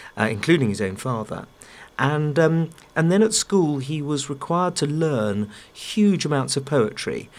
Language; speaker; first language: English; native; English